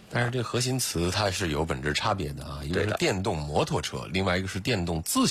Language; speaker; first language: Chinese; native; Chinese